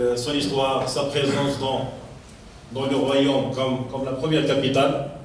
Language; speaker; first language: French; non-native, local second language; Arabic